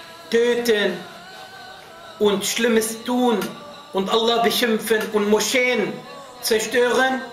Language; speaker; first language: German; non-native, fluent; Arabic